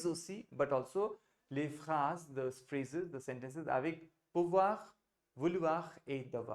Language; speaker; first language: French; non-native, fluent; Hindi